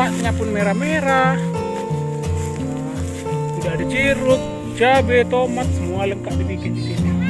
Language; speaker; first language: Indonesian; non-native, local second language; Batak Toba